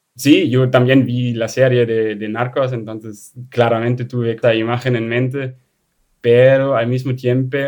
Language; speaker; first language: Spanish; non-native, fluent; German